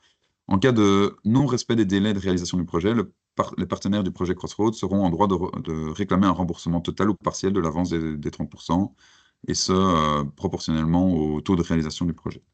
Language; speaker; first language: French; native; French